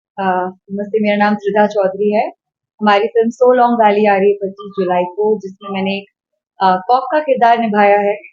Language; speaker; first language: Hindi; non-native, local second language; Bangla